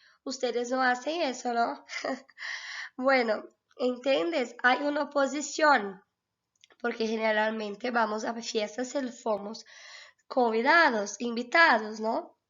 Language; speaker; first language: Spanish; non-native, fluent; Portuguese